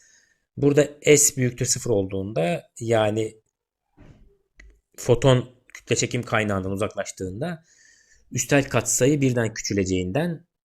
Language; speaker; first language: Turkish; native; Turkish